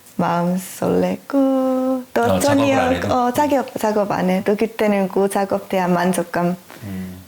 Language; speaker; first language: Korean; non-native, learner; Finnish